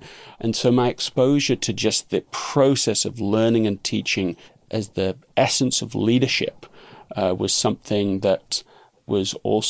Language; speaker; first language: English; native; English